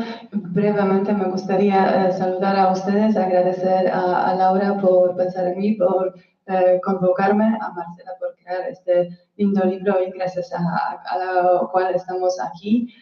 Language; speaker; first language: Spanish; non-native, fluent; Polish